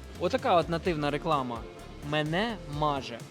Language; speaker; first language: Ukrainian; native; Ukrainian